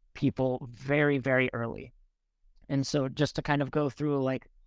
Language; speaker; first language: English; native; English